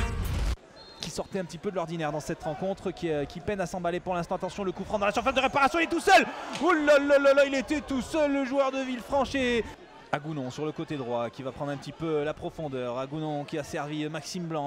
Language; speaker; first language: French; native; French